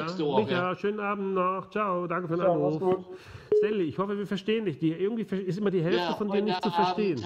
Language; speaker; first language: German; native; German